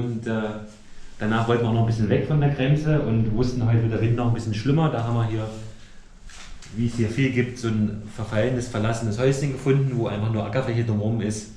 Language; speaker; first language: German; native; German